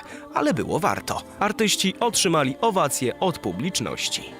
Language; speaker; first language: Polish; native; Polish